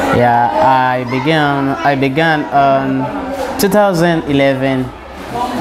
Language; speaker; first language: English; non-native, learner; Portuguese